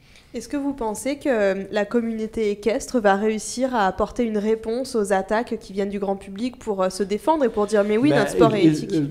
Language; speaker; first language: French; native; French